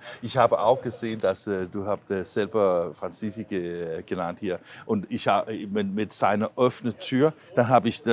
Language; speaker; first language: German; non-native, learner; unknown